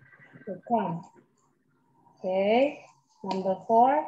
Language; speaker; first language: English; non-native, fluent; Indonesian